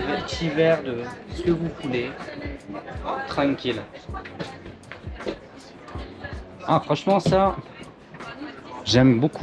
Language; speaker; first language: French; native; French